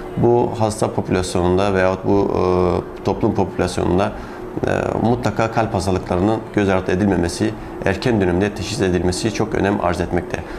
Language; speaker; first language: Turkish; native; Turkish